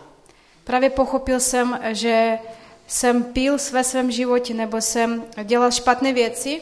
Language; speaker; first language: Czech; non-native, fluent; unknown